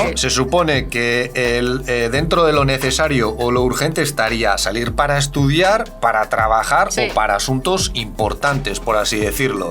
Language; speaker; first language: Spanish; native; Spanish